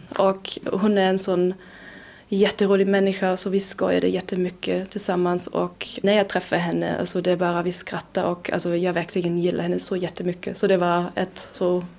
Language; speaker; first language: Swedish; non-native, fluent; German